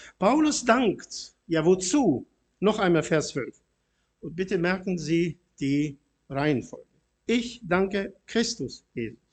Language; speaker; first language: German; non-native, fluent; Arabic